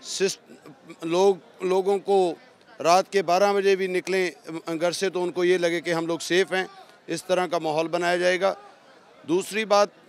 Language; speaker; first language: Hindi; non-native, local second language; Punjabi